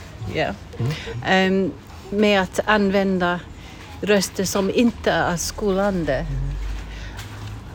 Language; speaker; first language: Swedish; non-native, learner; English